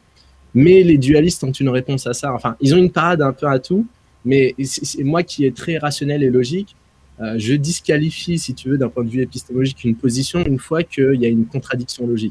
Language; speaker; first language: French; native; French